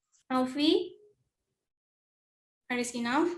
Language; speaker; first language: English; non-native, learner; Indonesian